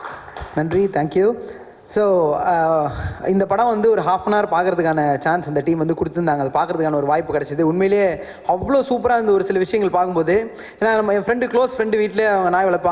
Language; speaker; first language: Tamil; native; Tamil